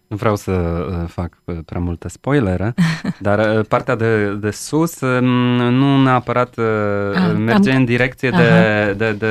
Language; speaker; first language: Romanian; non-native, fluent; Polish